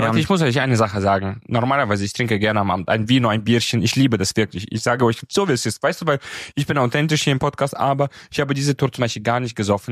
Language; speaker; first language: German; native; German